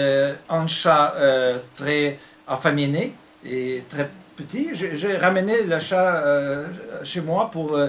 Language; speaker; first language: French; non-native, fluent; Russian